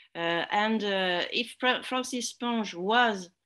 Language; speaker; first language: English; non-native, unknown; French